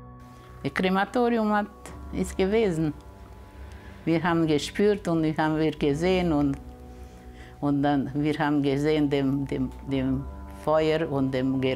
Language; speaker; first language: German; early bilingual, heritage; German